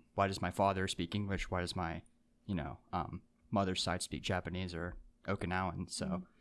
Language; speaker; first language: English; early bilingual, other home language; Japanese